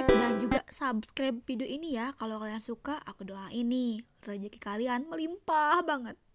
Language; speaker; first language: Indonesian; native; Indonesian